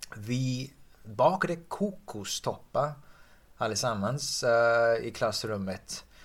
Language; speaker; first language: Swedish; non-native, fluent; English